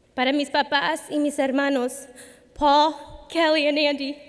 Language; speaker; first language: Spanish; early bilingual, heritage; Spanish